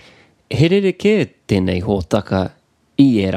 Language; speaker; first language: Māori; non-native, local second language; English